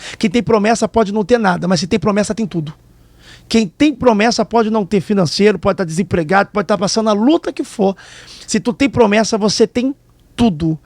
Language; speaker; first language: Portuguese; native; Portuguese